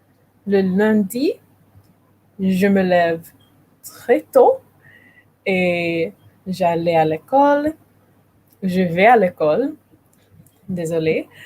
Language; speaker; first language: French; non-native, learner; English